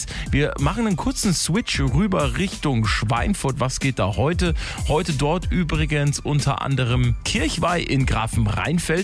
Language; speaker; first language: German; native; German